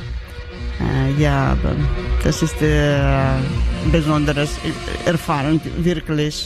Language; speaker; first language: German; non-native, learner; Georgian